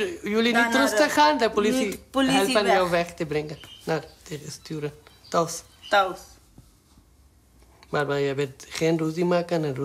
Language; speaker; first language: Dutch; non-native, learner; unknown